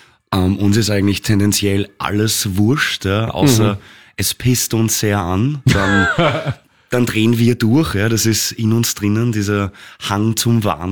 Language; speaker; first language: German; native; German